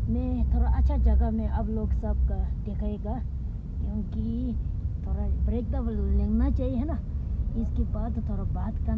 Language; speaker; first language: Hindi; non-native, local second language; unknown